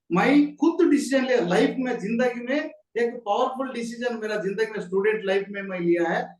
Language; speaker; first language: Hindi; non-native, local second language; Kannada